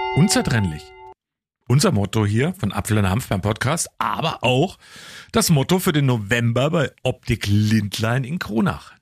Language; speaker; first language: German; native; German